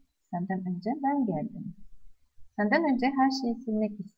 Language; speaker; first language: Turkish; non-native, fluent; Russian